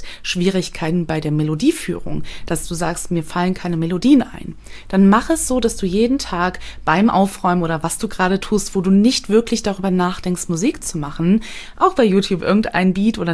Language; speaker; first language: German; native; German